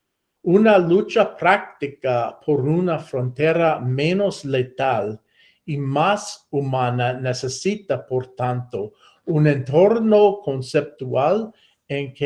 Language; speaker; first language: Spanish; non-native, fluent; English